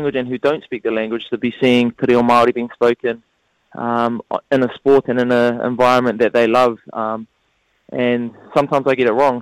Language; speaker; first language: English; native; English